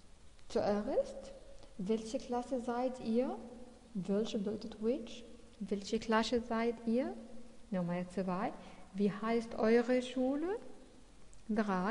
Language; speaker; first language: German; non-native, fluent; Arabic